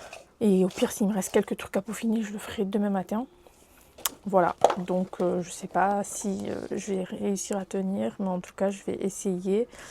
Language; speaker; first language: French; native; French